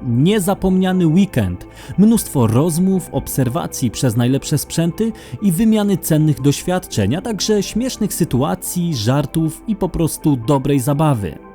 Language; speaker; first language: Polish; native; Polish